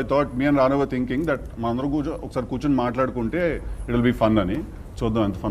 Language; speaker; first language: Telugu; native; Telugu